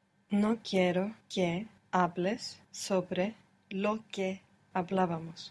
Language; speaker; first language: Spanish; non-native, learner; English